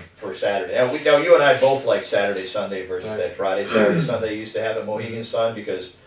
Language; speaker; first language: English; native; English